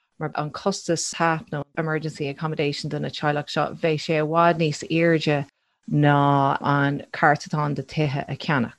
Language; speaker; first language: Irish; non-native, local second language; English